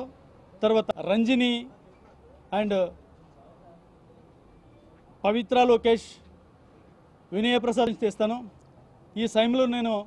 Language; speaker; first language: Telugu; non-native, learner; Kannada